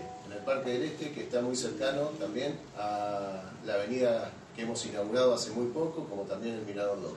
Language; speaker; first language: Spanish; native; Spanish